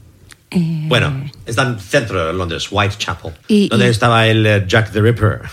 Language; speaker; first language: Spanish; non-native, fluent; English